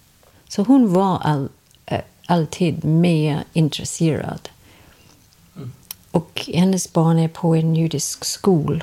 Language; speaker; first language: Swedish; non-native, fluent; English